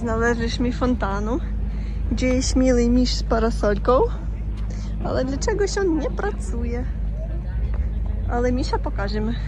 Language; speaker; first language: Polish; non-native, learner; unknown